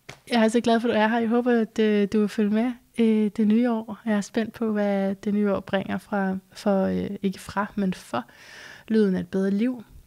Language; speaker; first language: Danish; native; Danish